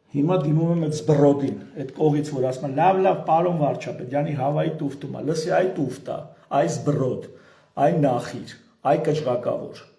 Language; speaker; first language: Armenian; native; Armenian